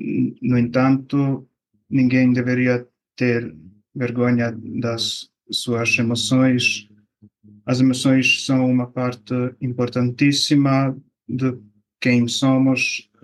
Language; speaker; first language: Portuguese; non-native, fluent; Bosnian